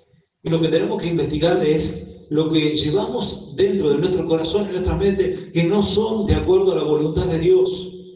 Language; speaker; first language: Spanish; native; Spanish